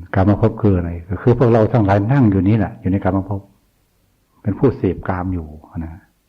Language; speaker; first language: Thai; non-native, local second language; Northeastern Thai